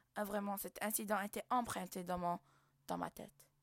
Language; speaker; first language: French; non-native, local second language; Arabic